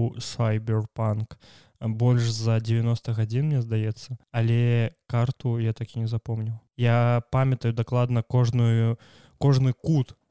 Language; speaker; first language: Belarusian; non-native, local second language; Russian